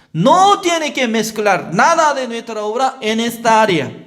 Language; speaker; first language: Spanish; non-native, fluent; Korean